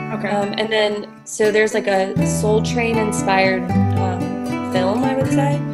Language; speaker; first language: English; native; English